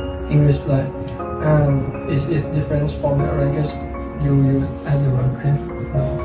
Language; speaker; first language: English; non-native, learner; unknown